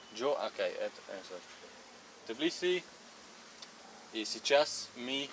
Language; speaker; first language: Russian; non-native, learner; English